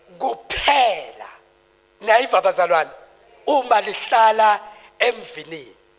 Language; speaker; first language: Zulu; native; Zulu